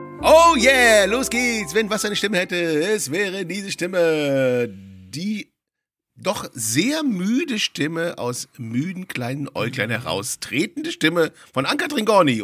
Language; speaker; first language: German; native; German